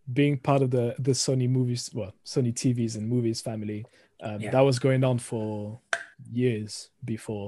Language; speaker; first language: English; non-native, fluent; French